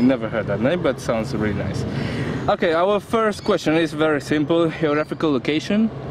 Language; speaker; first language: English; non-native, fluent; Spanish